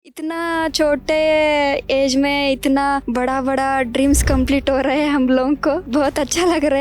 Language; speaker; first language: Hindi; non-native, local second language; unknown